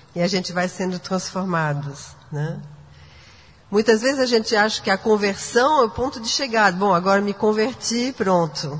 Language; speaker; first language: Portuguese; non-native, fluent; French